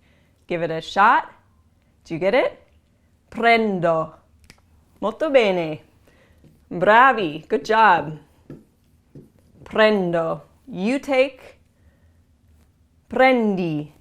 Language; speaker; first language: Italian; non-native, fluent; English